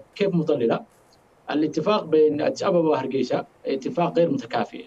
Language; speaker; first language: Arabic; non-native, fluent; Somali